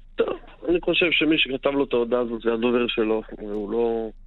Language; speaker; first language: Hebrew; native; Hebrew